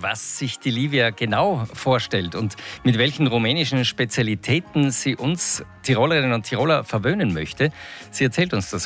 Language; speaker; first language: German; native; German